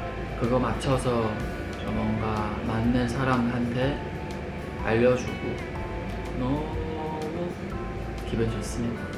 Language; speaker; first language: Korean; non-native, fluent; Chinese